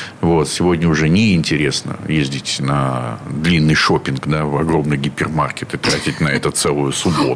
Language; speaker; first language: Russian; native; Russian